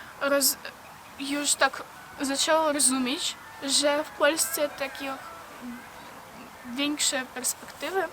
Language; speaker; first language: Polish; non-native, learner; Ukrainian